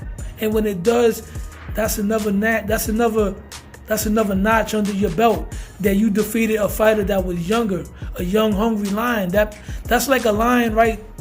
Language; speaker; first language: English; native; English